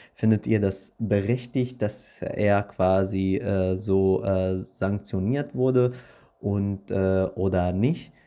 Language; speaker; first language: German; early bilingual, other home language; Arabic